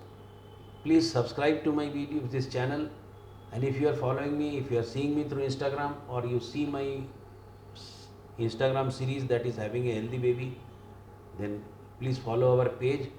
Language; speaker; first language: English; non-native, local second language; Hindi